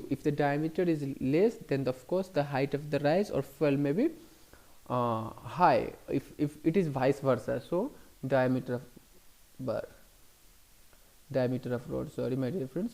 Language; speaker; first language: English; non-native, local second language; Hindi